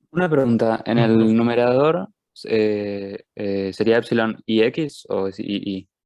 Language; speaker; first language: Spanish; native; Spanish